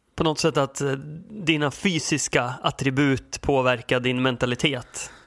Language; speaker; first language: Swedish; native; Swedish